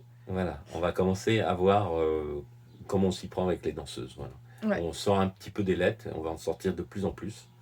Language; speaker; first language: French; native; French